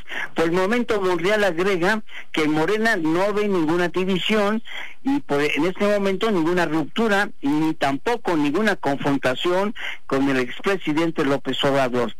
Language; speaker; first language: Spanish; native; Spanish